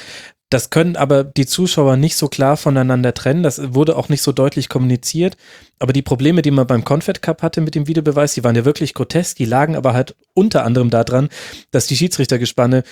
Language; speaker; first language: German; native; German